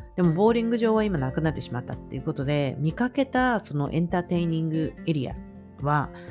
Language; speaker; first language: Japanese; native; Japanese